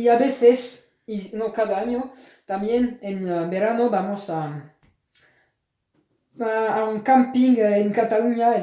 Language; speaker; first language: Spanish; non-native, learner; French